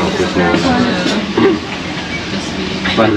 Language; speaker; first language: English; non-native, fluent; Spanish